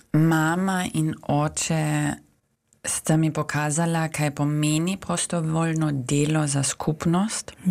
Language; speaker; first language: Slovenian; native; Slovenian